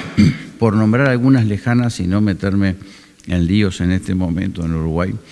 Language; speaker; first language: Spanish; native; Spanish